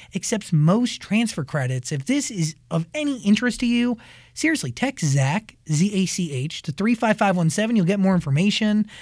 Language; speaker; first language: English; native; English